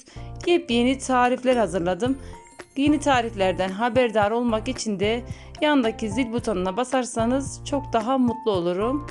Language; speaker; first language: Turkish; native; Turkish